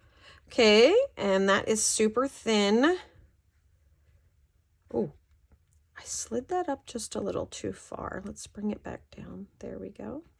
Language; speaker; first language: English; native; English